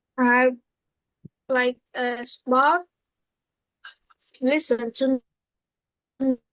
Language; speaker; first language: English; non-native, learner; Vietnamese